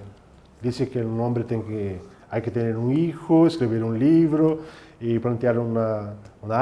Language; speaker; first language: Spanish; non-native, fluent; Portuguese